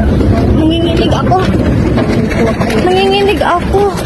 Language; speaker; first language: Filipino; non-native, local second language; Bikol